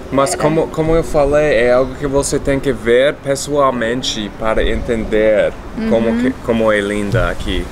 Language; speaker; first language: Portuguese; non-native, fluent; English